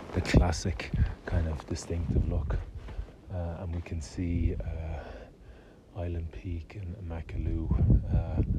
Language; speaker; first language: English; native; English